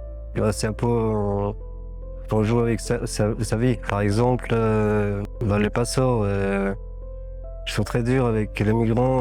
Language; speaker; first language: French; non-native, fluent; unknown